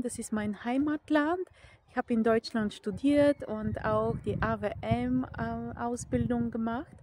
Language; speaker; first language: German; non-native, fluent; Bulgarian